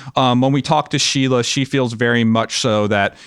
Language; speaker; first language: English; native; English